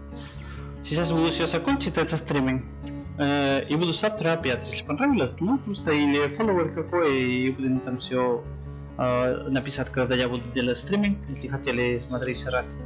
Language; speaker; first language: Russian; non-native, learner; Spanish